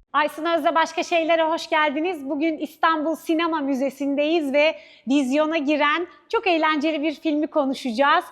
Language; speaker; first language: Turkish; native; Turkish